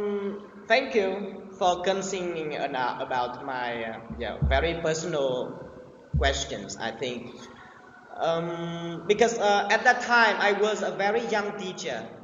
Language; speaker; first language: English; non-native, learner; Vietnamese